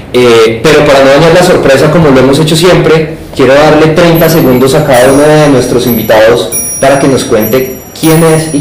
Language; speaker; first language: Spanish; native; Spanish